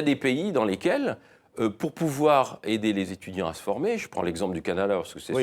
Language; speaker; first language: French; native; French